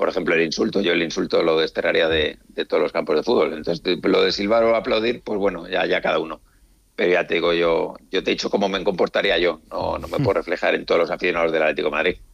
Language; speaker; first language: Spanish; native; Spanish